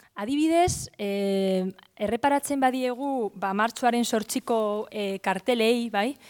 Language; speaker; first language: Basque; non-native, local second language; Spanish